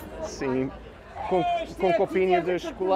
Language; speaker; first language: Portuguese; native; Portuguese